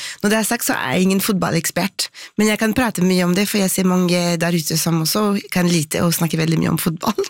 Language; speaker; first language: Norwegian; non-native, fluent; French